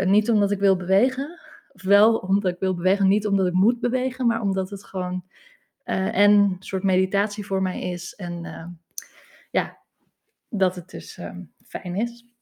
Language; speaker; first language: Dutch; native; Dutch